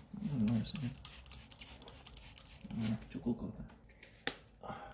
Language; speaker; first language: Korean; non-native, learner; English